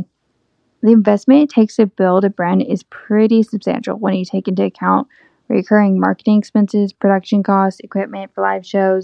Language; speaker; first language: English; native; English